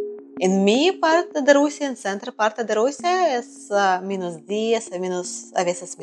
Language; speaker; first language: Spanish; non-native, learner; Russian